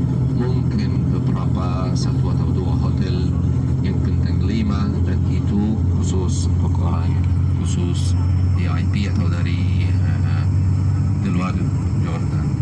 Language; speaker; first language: Indonesian; non-native, learner; Arabic